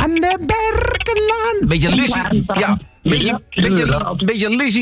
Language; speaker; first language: Dutch; native; Dutch